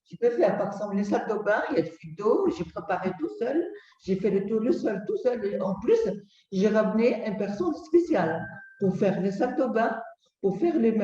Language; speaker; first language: French; non-native, learner; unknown